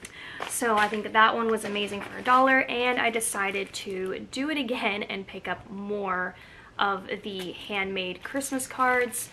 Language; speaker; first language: English; native; English